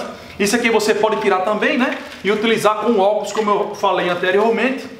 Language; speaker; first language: Portuguese; native; Portuguese